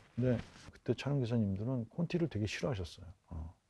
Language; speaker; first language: Korean; native; Korean